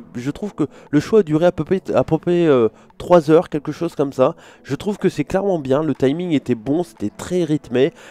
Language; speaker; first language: French; native; French